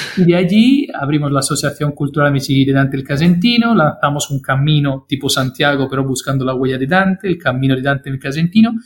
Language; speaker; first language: Spanish; non-native, fluent; Italian